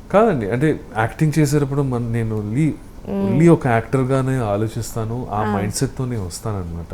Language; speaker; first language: Telugu; non-native, local second language; Malayalam